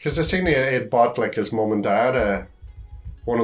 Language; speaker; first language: English; native; English